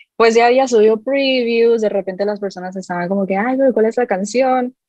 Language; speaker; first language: Spanish; native; Spanish